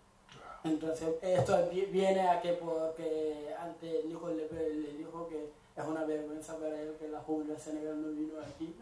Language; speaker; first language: Spanish; non-native, fluent; Wolof